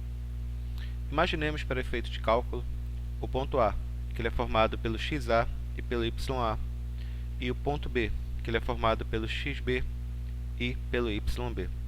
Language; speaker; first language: Portuguese; native; Portuguese